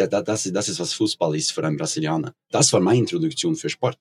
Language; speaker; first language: German; non-native, learner; Norwegian